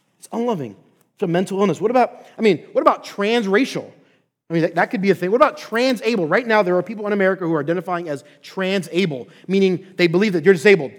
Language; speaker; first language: English; native; English